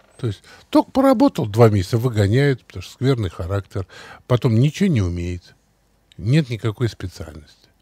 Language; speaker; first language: Russian; native; Russian